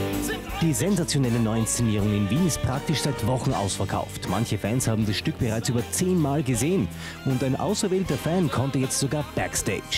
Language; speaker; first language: German; native; German